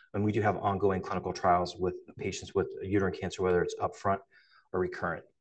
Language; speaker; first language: English; native; English